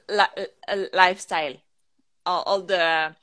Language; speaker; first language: English; non-native, learner; French